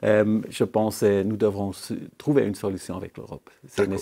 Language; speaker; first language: French; non-native, local second language; German